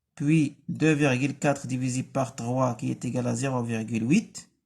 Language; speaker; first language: French; non-native, local second language; Arabic